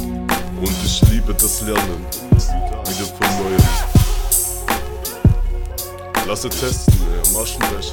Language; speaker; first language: German; native; German